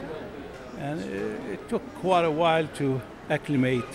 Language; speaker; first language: English; non-native, fluent; Arabic